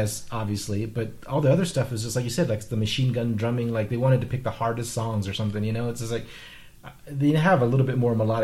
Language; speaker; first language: English; non-native, fluent; Vietnamese